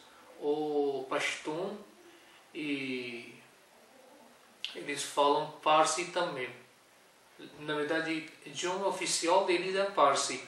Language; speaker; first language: Portuguese; non-native, learner; Urdu